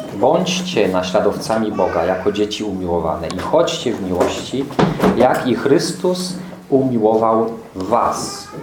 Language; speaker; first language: Polish; non-native, fluent; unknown